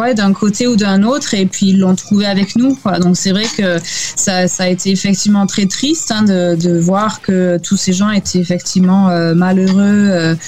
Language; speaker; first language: French; native; French